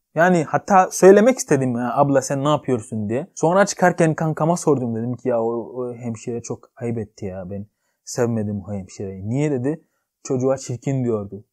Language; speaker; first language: Turkish; non-native, fluent; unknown